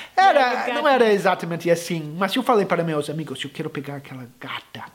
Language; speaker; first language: Portuguese; non-native, fluent; English